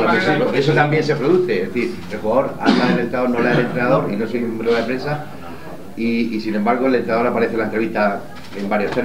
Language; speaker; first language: Spanish; native; Spanish